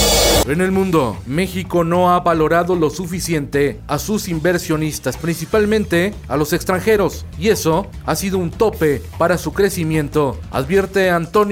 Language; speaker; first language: Spanish; native; Spanish